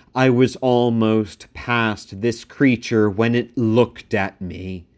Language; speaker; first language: English; native; English